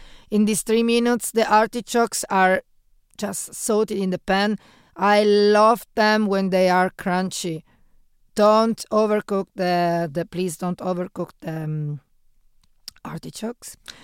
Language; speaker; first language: English; non-native, fluent; Italian